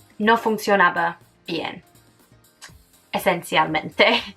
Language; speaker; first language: Spanish; non-native, fluent; English